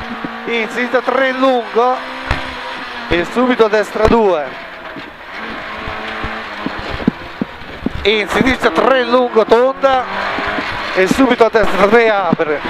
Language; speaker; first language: Italian; native; Italian